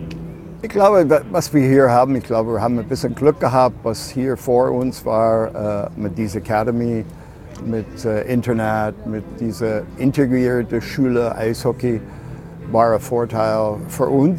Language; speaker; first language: German; non-native, fluent; English